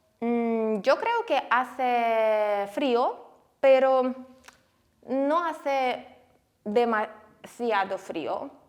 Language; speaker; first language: Spanish; non-native, fluent; Ukrainian